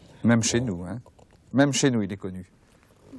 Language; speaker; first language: French; native; French